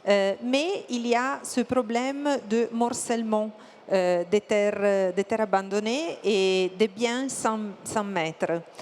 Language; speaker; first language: French; non-native, fluent; Italian